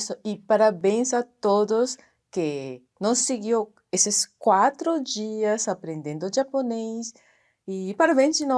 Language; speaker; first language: Portuguese; non-native, fluent; Japanese